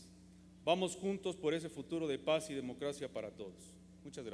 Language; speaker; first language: Spanish; native; Spanish